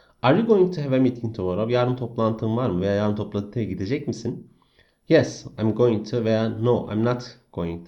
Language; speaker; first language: English; non-native, fluent; Turkish